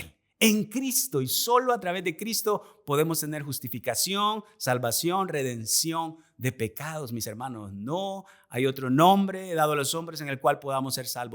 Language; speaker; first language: Spanish; native; Spanish